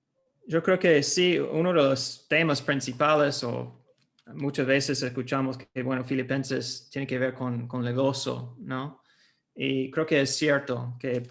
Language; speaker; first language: Spanish; non-native, fluent; English